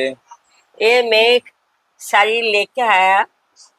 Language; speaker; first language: Hindi; non-native, local second language; Bangla